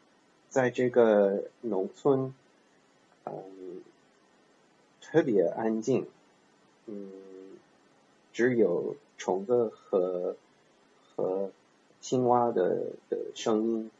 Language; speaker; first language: Chinese; non-native, learner; English